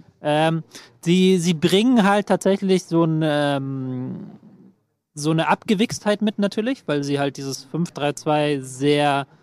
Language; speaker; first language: German; native; German